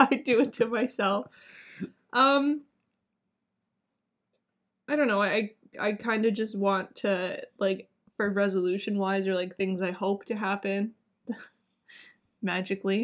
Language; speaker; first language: English; native; English